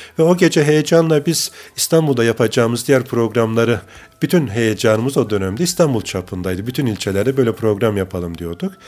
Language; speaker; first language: Turkish; native; Turkish